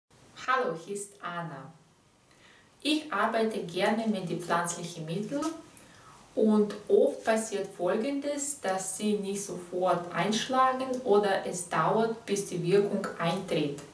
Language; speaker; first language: German; non-native, fluent; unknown